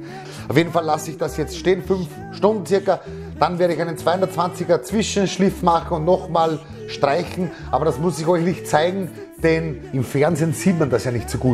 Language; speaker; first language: German; native; German